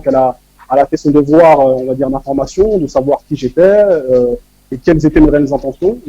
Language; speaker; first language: French; native; French